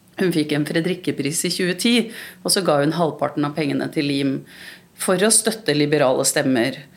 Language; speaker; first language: Norwegian; early bilingual, other home language; Urdu